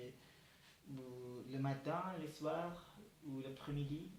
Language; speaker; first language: French; non-native, learner; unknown